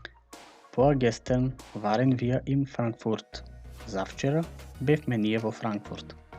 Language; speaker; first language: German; non-native, fluent; Macedonian